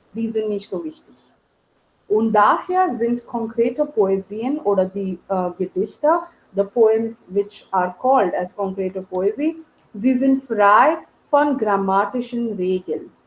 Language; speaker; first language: German; non-native, fluent; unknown